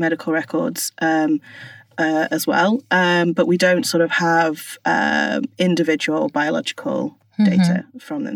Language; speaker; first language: English; native; English